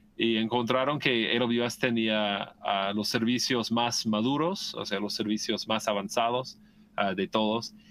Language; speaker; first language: Spanish; non-native, fluent; English